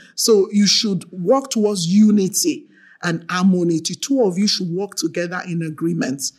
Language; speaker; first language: English; non-native, local second language; Yoruba